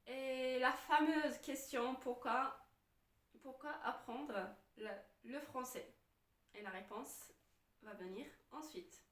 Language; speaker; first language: French; non-native, fluent; Arabic